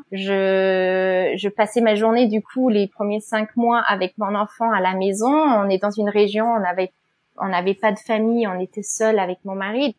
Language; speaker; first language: French; non-native, fluent; German